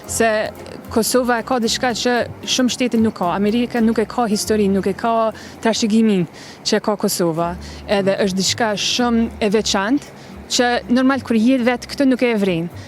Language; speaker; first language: Albanian; early bilingual, other home language; English